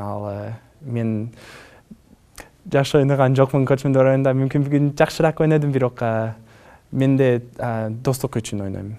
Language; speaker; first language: Kyrgyz; non-native, learner; English